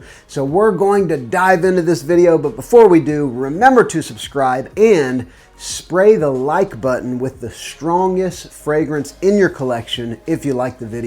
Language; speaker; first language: English; native; English